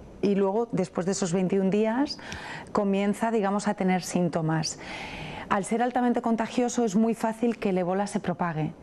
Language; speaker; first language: Spanish; native; Spanish